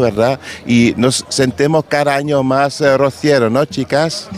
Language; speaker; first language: Spanish; non-native, learner; Dutch